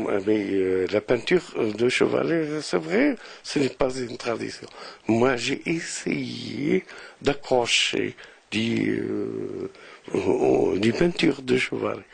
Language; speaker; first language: French; non-native, local second language; Arabic